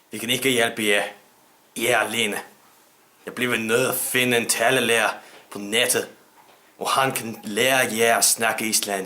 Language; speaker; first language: Danish; non-native, learner; Icelandic